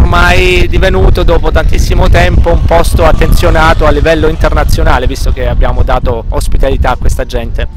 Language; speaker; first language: Italian; native; Italian